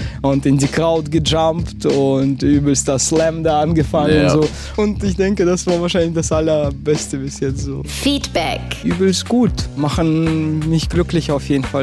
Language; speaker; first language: German; early bilingual, other home language; Russian